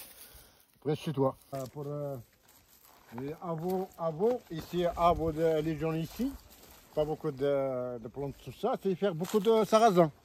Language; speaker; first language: French; non-native, learner; Arabic